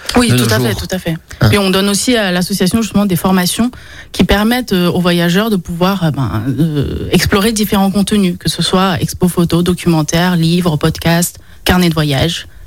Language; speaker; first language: French; early bilingual, other home language; Chinese